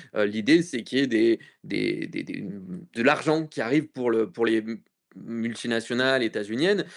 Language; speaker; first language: French; native; French